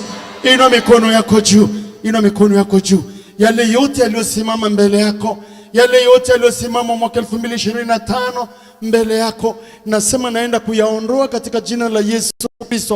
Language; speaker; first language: Swahili; native; Swahili